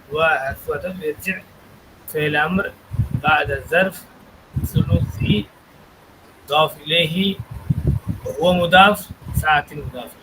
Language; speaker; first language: Arabic; non-native, fluent; Tamil